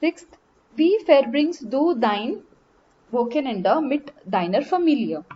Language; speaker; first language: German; non-native, learner; Marathi